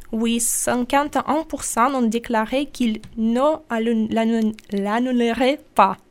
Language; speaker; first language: French; non-native, fluent; Russian